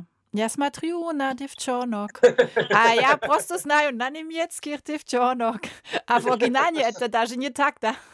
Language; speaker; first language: Russian; non-native, learner; German